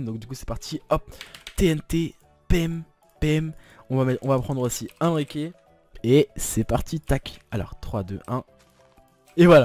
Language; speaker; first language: French; native; French